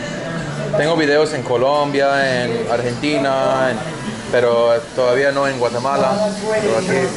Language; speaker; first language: Spanish; non-native, learner; English